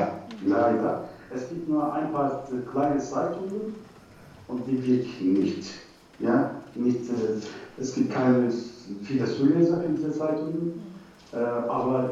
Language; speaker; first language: German; non-native, learner; Turkish